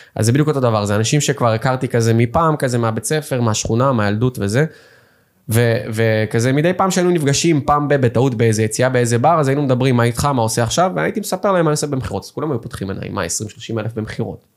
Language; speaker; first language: Hebrew; native; Hebrew